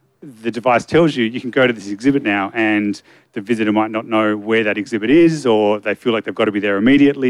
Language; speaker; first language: English; native; English